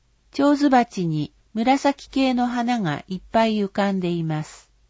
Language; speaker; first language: Japanese; native; Japanese